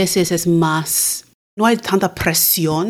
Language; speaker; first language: Spanish; early bilingual, heritage; Spanish